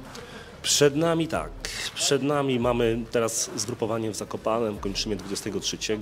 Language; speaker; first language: Polish; native; Polish